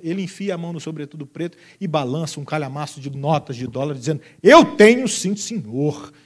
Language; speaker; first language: Portuguese; native; Portuguese